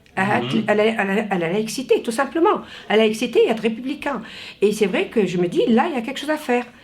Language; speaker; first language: French; native; French